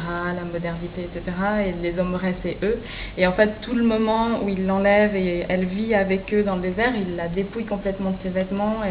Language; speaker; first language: French; native; French